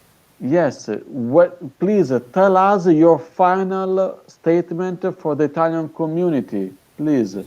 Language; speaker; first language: English; non-native, fluent; Italian